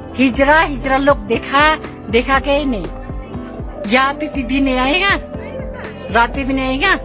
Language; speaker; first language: Hindi; non-native, local second language; Khasi